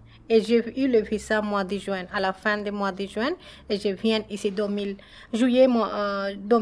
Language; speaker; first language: French; non-native, learner; Bangla